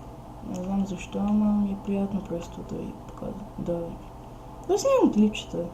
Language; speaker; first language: Bulgarian; native; Bulgarian